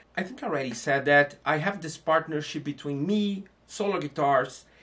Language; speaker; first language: English; non-native, fluent; Portuguese